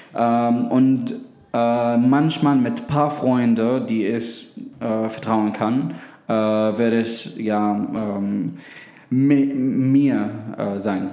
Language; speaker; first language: German; non-native, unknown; Arabic